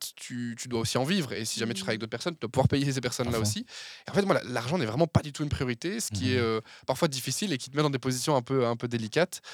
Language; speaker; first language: French; native; French